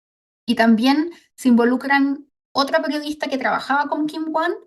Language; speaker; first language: Spanish; native; Spanish